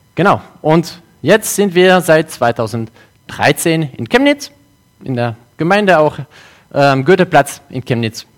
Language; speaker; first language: German; non-native, local second language; French